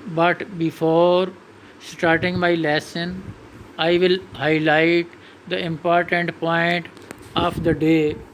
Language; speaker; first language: English; non-native, local second language; Urdu